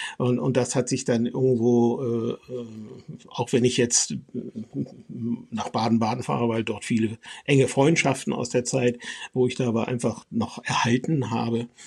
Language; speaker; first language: German; native; German